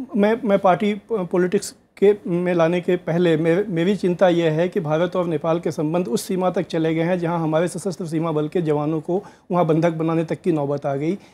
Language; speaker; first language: Hindi; native; Hindi